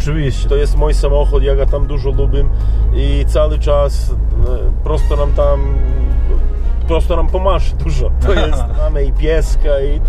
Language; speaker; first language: Polish; non-native, learner; Serbian